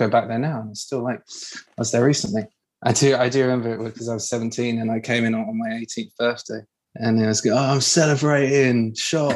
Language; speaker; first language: English; native; English